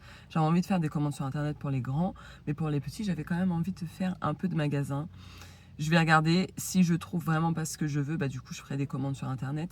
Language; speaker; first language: French; native; French